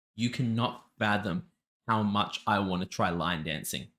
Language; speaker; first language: English; native; English